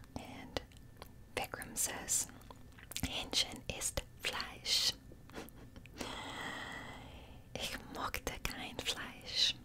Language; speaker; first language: German; non-native, learner; English